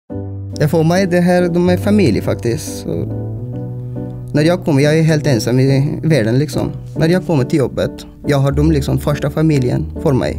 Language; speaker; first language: Swedish; non-native, fluent; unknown